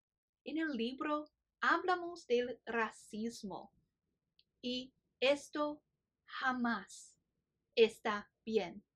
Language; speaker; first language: Spanish; non-native, fluent; English